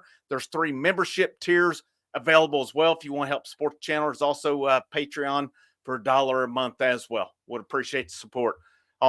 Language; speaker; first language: English; native; English